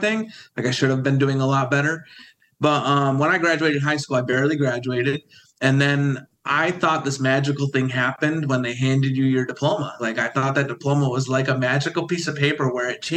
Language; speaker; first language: English; native; English